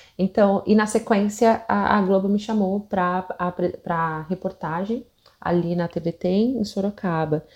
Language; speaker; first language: Portuguese; native; Portuguese